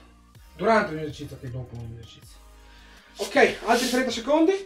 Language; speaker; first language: Italian; native; Italian